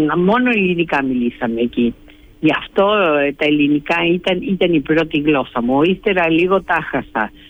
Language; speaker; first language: Greek; early bilingual, heritage; Greek